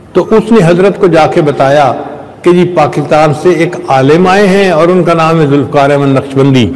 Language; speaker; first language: Urdu; non-native, local second language; Punjabi